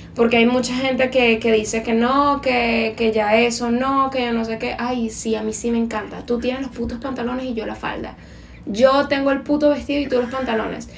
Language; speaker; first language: Spanish; native; Spanish